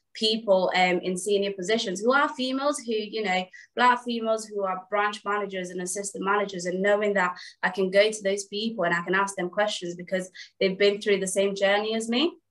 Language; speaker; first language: English; native; English